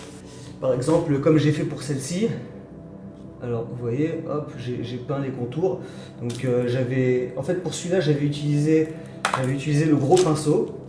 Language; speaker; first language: French; native; French